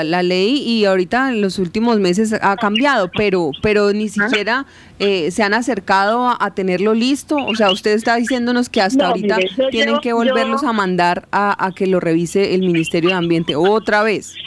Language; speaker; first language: Spanish; native; Spanish